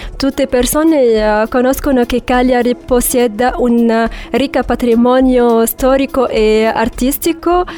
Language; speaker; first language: Italian; non-native, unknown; Arabic